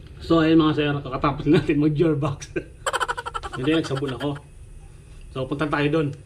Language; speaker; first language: Filipino; non-native, local second language; Hiligaynon